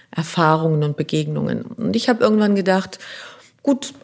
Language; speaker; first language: German; non-native, local second language; French